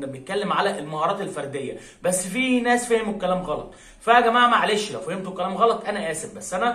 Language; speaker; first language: Arabic; native; Arabic